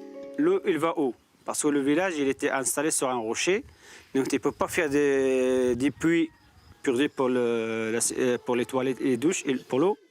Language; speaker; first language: French; non-native, local second language; Tachelhit